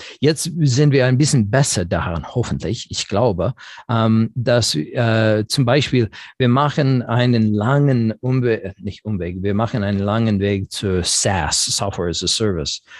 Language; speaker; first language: German; non-native, fluent; English